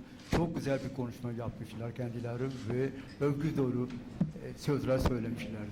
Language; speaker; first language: Turkish; non-native, fluent; Urdu